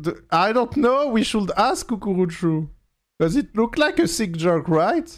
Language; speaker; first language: English; non-native, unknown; French